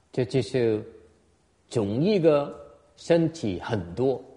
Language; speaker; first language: Chinese; non-native, learner; Vietnamese